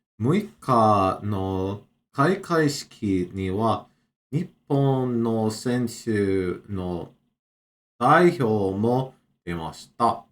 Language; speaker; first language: Japanese; non-native, learner; English